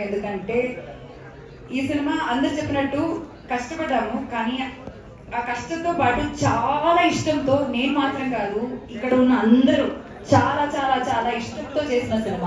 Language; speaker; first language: Telugu; non-native, fluent; Malayalam